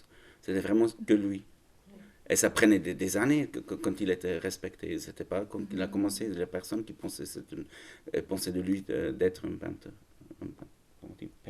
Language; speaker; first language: French; non-native, learner; German